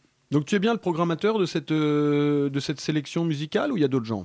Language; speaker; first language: French; native; French